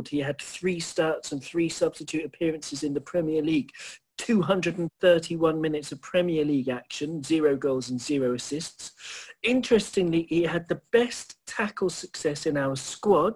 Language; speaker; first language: English; native; English